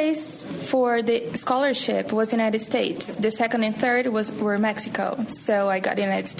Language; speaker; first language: English; non-native, fluent; Portuguese